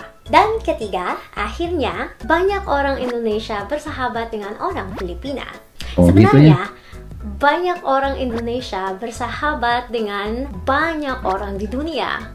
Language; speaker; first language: Indonesian; non-native, learner; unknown